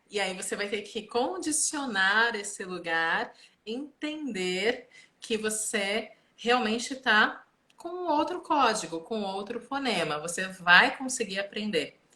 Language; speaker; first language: Portuguese; native; Portuguese